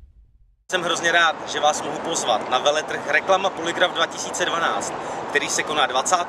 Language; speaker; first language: Czech; native; Czech